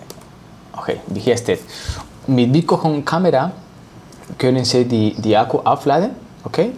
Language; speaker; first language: German; non-native, learner; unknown